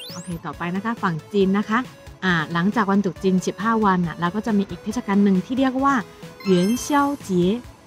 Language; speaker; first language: Thai; non-native, fluent; Chinese